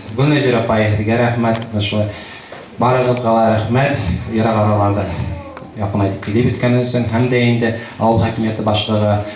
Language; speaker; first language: Tatar; non-native, local second language; Bashkir